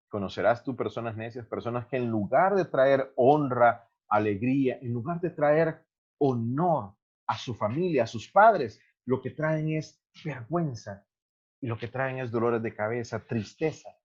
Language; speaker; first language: Spanish; native; Spanish